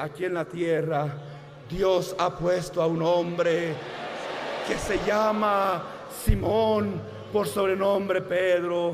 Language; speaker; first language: Spanish; native; Spanish